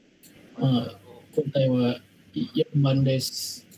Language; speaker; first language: Japanese; non-native, learner; Indonesian